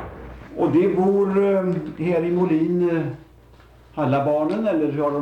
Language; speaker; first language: Swedish; native; Swedish